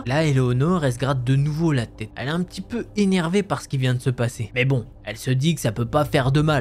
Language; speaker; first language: French; native; French